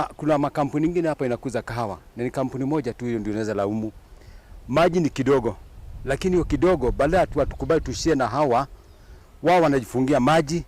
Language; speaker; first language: Swahili; non-native, local second language; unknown